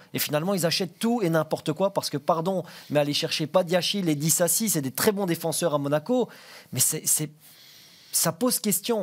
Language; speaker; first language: French; native; French